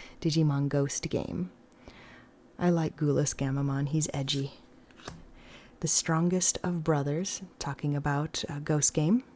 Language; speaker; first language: English; native; English